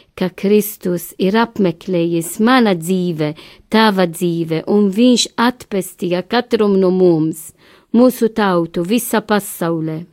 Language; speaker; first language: Latvian; non-native, learner; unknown